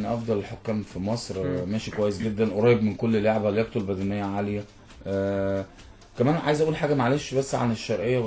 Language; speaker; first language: Arabic; native; Arabic